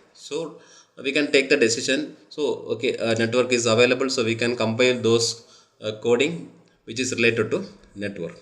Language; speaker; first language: English; non-native, local second language; Tamil